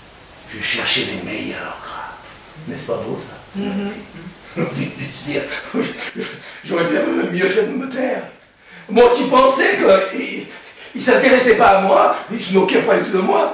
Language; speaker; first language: French; native; French